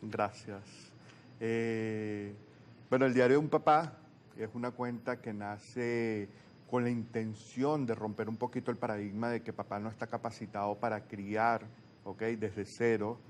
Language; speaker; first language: Spanish; native; Spanish